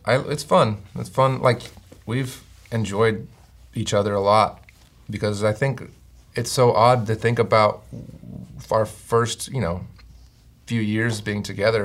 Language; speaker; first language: English; native; English